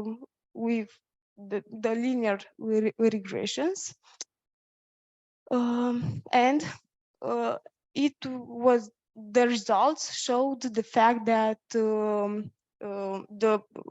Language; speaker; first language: English; non-native, fluent; Romanian